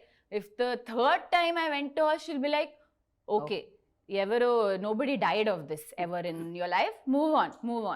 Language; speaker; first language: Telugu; non-native, local second language; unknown